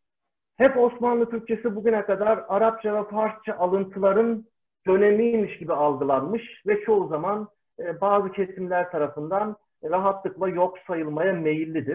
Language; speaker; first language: Turkish; native; Turkish